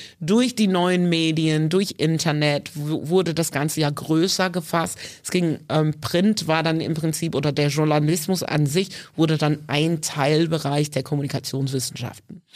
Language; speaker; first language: German; early bilingual, other home language; English